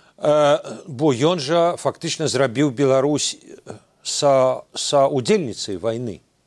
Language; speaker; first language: Belarusian; native; Belarusian